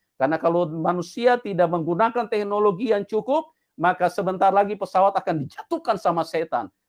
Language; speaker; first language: Indonesian; non-native, local second language; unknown